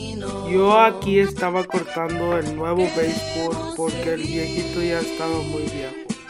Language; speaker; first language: Spanish; non-native, learner; English